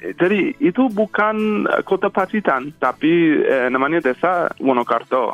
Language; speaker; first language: Indonesian; non-native, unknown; English